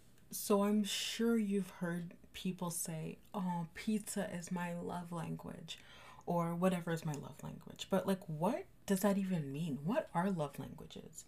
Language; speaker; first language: English; native; English